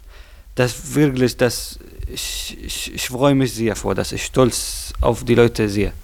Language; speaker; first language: German; non-native, learner; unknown